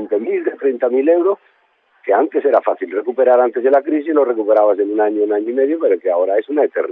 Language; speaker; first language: Spanish; native; Spanish